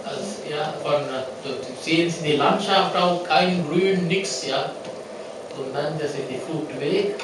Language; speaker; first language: German; non-native, learner; Sinhala